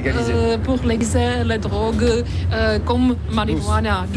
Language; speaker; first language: French; non-native, fluent; Czech